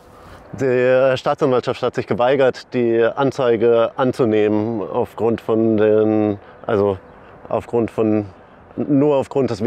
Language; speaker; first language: German; native; German